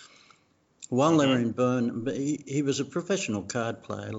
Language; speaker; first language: English; non-native, fluent; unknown